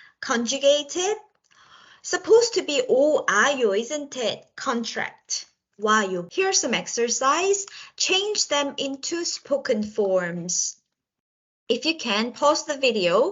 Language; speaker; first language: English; non-native, local second language; Korean